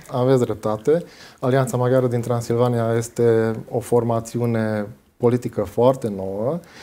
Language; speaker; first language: Romanian; non-native, local second language; Hungarian